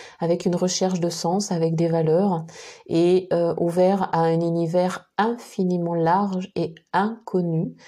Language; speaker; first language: French; native; French